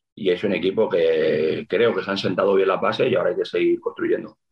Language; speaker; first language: Spanish; native; Spanish